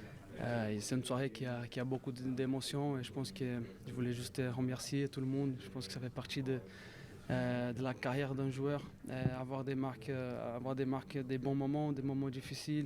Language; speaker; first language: French; non-native, fluent; Portuguese